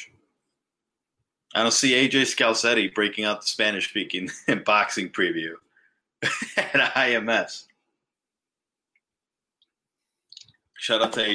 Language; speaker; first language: English; non-native, fluent; Spanish